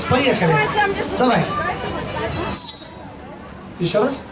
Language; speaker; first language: Russian; native; Russian